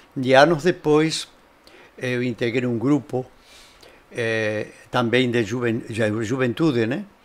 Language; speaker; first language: Portuguese; non-native, fluent; Spanish